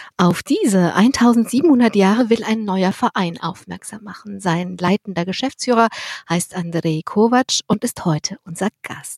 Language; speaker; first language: German; native; German